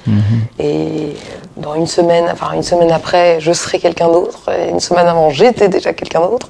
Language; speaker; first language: French; native; French